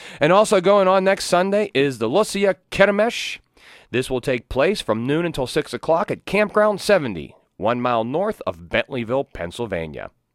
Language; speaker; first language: English; native; English